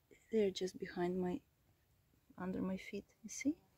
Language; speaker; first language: English; non-native, fluent; Russian